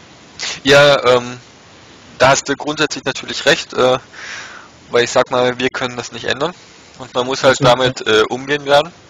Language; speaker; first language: German; native; German